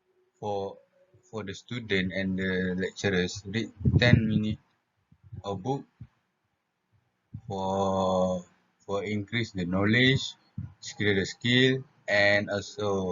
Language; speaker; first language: English; non-native, local second language; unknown